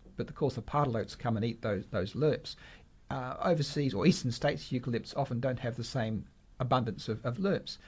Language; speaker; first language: English; native; English